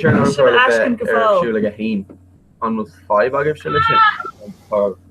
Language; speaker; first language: Irish; non-native, local second language; English